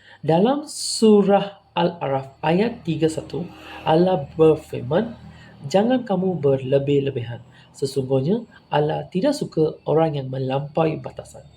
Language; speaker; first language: Malay; non-native, local second language; Tamil